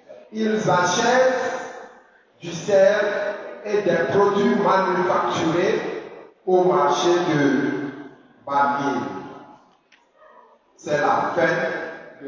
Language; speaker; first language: French; non-native, fluent; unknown